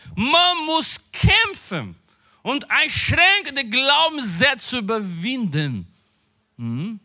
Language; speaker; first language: German; non-native, learner; Portuguese